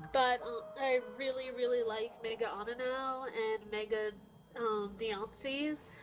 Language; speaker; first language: English; native; English